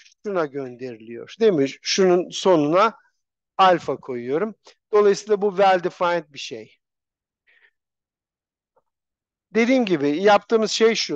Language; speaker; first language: Turkish; native; Turkish